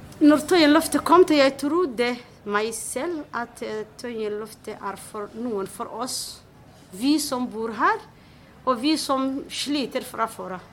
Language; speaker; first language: Norwegian; non-native, fluent; Somali